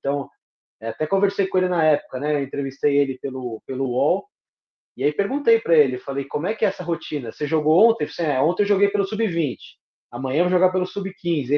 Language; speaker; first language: Portuguese; native; Portuguese